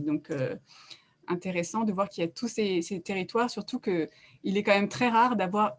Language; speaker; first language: French; native; French